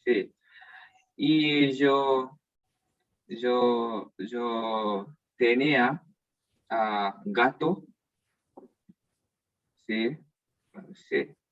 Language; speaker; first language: Spanish; non-native, learner; English